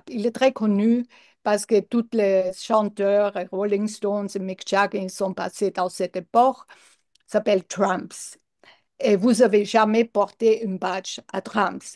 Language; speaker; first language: French; non-native, learner; English